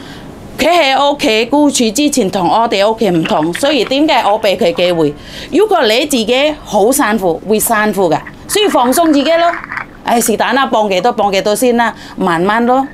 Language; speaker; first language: Cantonese; non-native, fluent; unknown